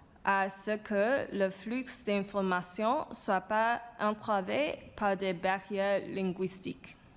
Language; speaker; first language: French; non-native, fluent; Chinese